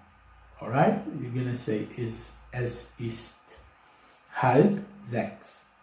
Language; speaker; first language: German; non-native, fluent; English